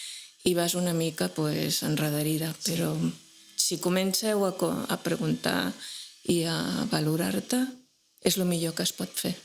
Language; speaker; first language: Catalan; non-native, local second language; Spanish